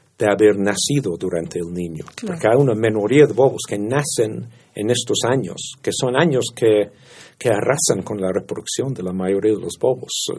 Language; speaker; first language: Spanish; non-native, fluent; English